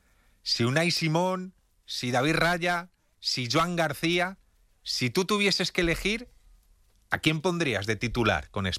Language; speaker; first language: Spanish; native; Spanish